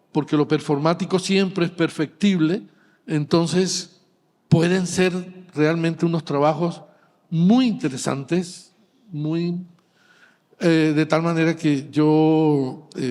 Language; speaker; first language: Spanish; native; Spanish